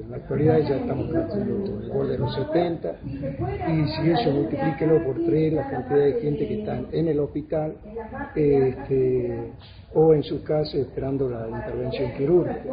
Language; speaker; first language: Spanish; native; Spanish